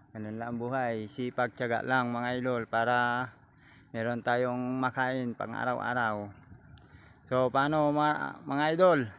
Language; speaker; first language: Filipino; native; Filipino